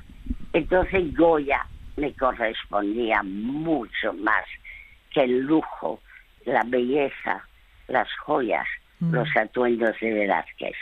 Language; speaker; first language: Spanish; early bilingual, other home language; French